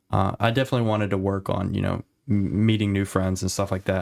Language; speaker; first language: English; native; English